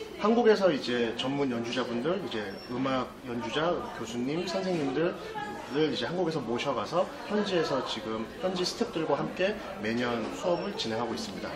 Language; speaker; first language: Korean; native; Korean